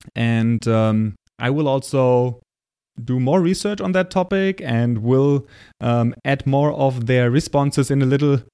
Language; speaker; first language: English; non-native, fluent; German